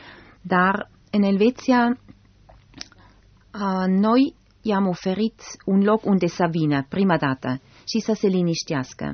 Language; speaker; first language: Romanian; non-native, fluent; German